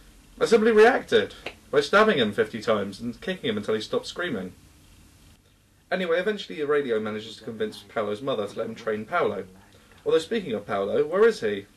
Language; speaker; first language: English; native; English